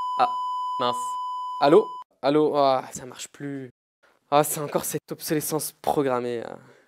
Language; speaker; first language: French; native; French